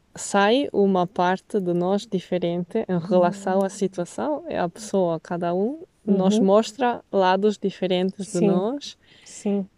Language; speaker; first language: Portuguese; non-native, fluent; Italian